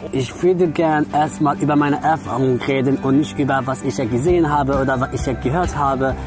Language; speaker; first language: German; non-native, fluent; Arabic